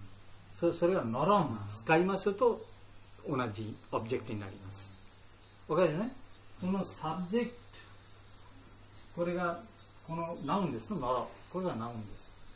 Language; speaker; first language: Japanese; non-native, learner; Bangla